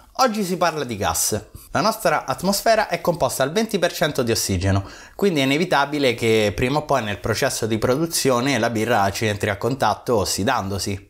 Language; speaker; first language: Italian; native; Italian